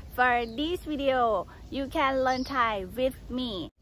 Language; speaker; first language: English; non-native, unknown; Thai